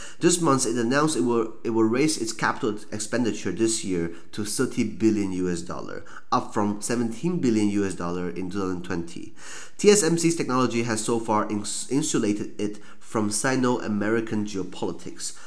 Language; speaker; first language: English; non-native, fluent; Chinese